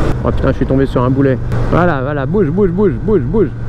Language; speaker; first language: French; native; French